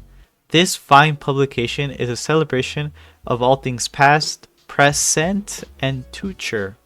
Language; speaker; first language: English; native; English